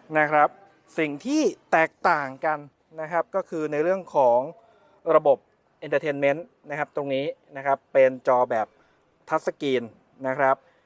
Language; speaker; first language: Thai; native; Thai